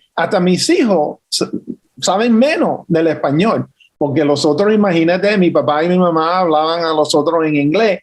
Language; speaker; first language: Spanish; early bilingual, heritage; English